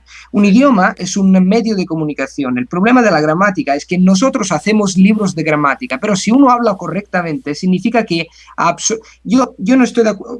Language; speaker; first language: Spanish; non-native, fluent; Italian